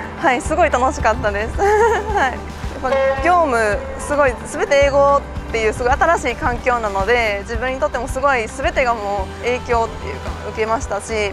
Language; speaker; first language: Japanese; native; Japanese